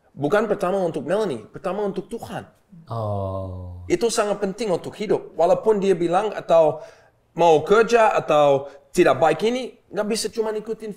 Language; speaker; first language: Indonesian; non-native, learner; English